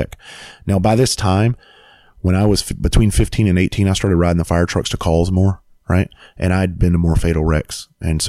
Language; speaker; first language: English; native; English